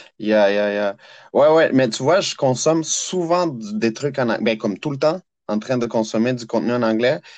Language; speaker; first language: French; native; French